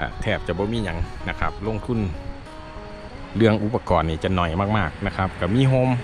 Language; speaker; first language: Thai; non-native, local second language; Lao